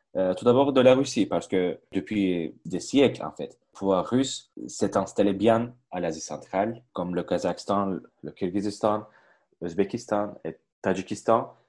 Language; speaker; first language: French; non-native, fluent; Turkish